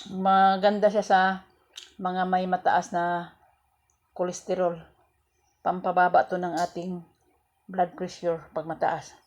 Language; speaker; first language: Filipino; non-native, local second language; Cebuano